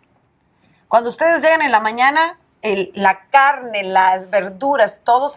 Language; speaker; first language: Spanish; native; Spanish